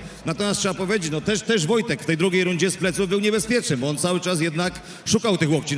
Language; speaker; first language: Polish; native; Polish